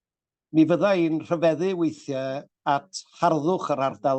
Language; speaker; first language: Welsh; native; Welsh